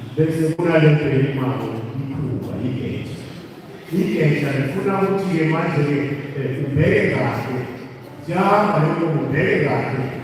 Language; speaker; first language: Zulu; non-native, local second language; South Ndebele